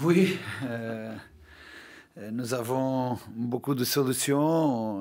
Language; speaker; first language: French; non-native, learner; Portuguese